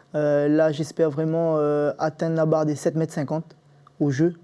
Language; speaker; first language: French; native; French